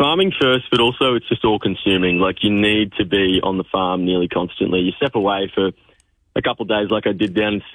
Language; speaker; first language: English; native; English